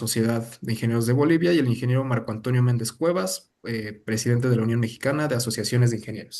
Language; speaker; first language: Spanish; native; Spanish